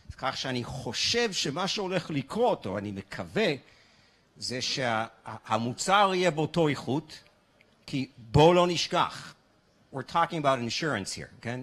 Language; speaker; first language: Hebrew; non-native, fluent; English